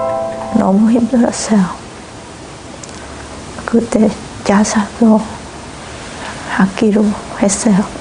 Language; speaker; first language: Korean; non-native, learner; Vietnamese